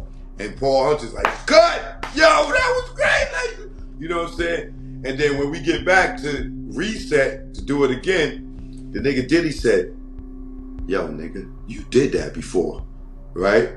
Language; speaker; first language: English; native; English